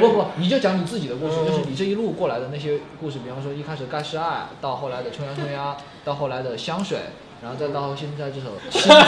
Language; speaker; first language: Chinese; native; Chinese